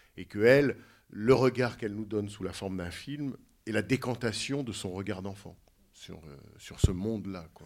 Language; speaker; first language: French; native; French